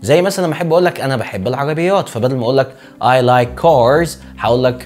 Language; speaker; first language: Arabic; native; Arabic